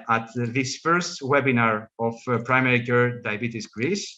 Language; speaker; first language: English; non-native, fluent; Greek